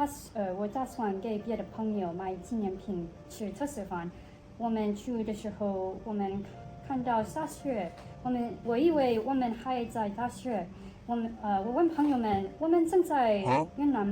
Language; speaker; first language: Chinese; non-native, learner; English